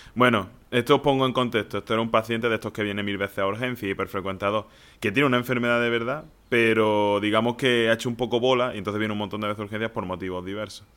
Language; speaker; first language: Spanish; native; Spanish